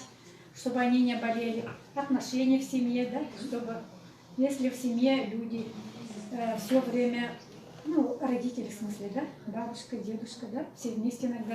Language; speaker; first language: Russian; native; Russian